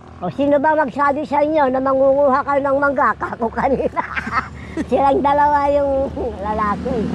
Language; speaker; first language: Filipino; native; Filipino